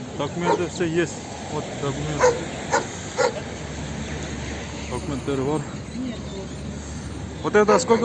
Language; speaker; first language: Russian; non-native, local second language; Kyrgyz